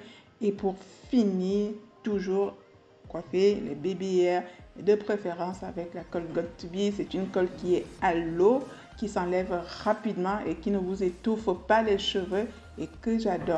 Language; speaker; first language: French; native; French